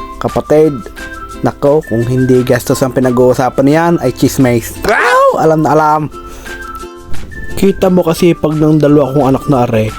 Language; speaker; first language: Filipino; native; Filipino